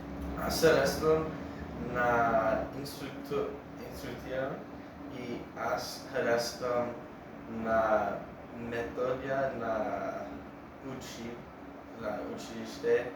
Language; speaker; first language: Bulgarian; non-native, learner; English